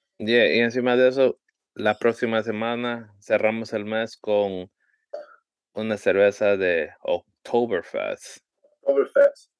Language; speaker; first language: Spanish; early bilingual, heritage; Spanish